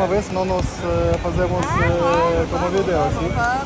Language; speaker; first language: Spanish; non-native, learner; Russian